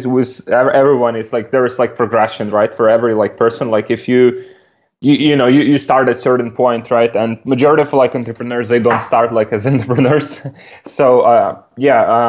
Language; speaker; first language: English; non-native, fluent; Ukrainian